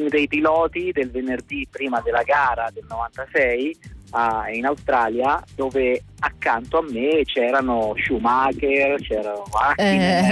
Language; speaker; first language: Italian; native; Italian